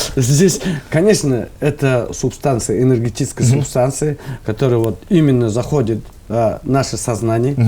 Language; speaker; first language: Russian; non-native, local second language; Buriat